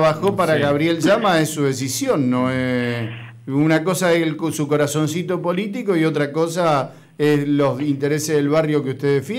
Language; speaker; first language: Spanish; native; Spanish